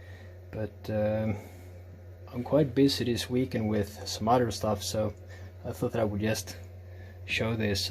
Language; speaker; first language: English; non-native, fluent; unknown